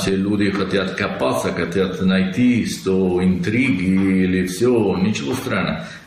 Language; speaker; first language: Russian; non-native, learner; Italian